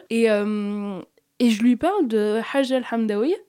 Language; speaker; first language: French; native; French